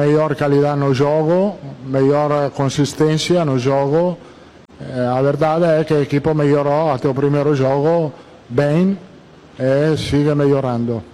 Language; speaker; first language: Portuguese; non-native, learner; Italian